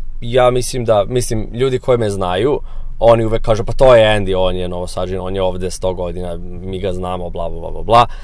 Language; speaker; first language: Serbian; non-native, fluent; English